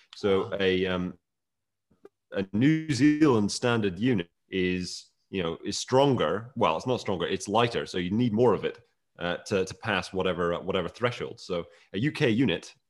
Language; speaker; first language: English; native; English